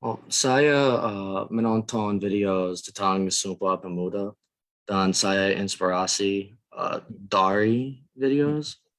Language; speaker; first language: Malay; non-native, learner; English